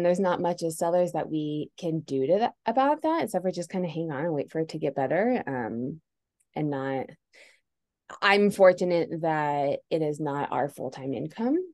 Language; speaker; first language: English; native; English